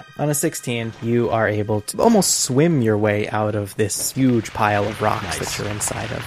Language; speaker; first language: English; native; English